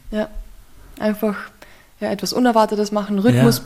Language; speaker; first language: German; native; German